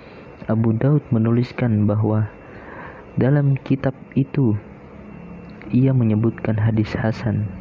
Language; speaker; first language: Indonesian; native; Indonesian